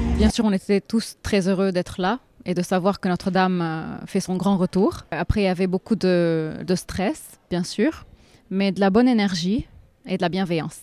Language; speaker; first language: French; non-native, local second language; Arabic